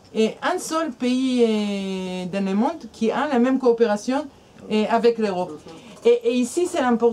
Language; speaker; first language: French; non-native, fluent; Hebrew